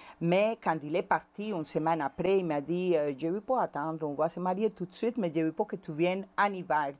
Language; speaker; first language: French; non-native, fluent; Spanish